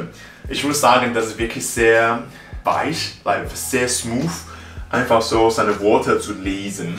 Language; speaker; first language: German; non-native, learner; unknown